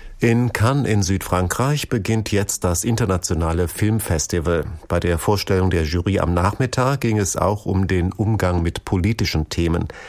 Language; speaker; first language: German; native; German